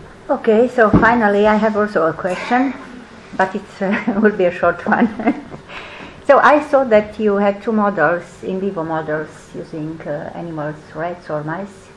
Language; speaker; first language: English; non-native, fluent; Romanian